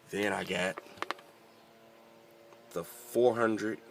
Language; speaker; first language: English; native; English